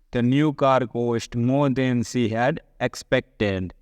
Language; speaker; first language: English; non-native, local second language; Gujarati